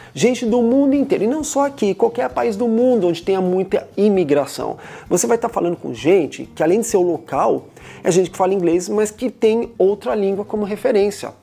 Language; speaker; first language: Portuguese; native; Portuguese